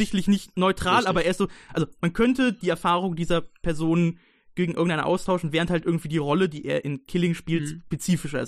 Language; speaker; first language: German; native; German